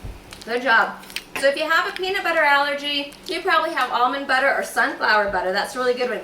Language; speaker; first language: English; native; English